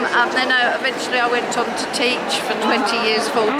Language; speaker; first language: English; native; English